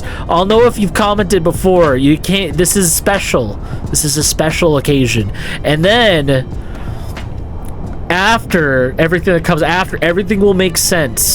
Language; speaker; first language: English; native; English